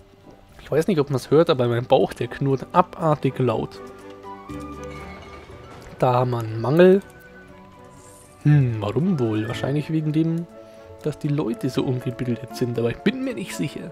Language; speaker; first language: German; native; German